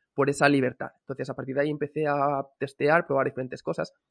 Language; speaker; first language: Spanish; native; Spanish